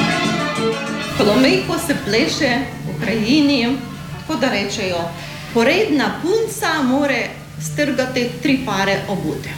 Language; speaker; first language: Slovenian; non-native, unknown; Ukrainian